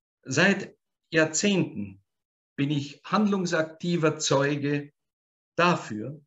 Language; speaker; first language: German; native; German